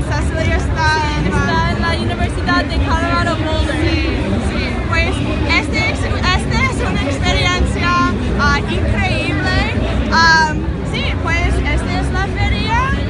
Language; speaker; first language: Spanish; non-native, learner; English